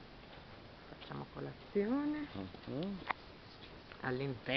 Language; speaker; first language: Italian; native; Italian